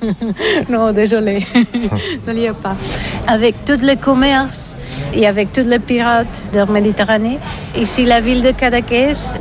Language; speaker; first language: French; non-native, learner; Catalan